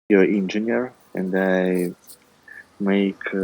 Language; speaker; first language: English; non-native, learner; Russian